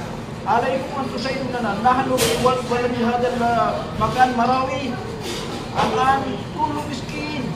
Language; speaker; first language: Arabic; non-native, fluent; Maranao